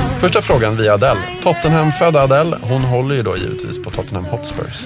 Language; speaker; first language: Swedish; native; Swedish